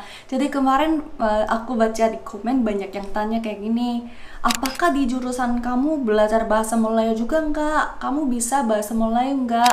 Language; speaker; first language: Indonesian; non-native, fluent; Korean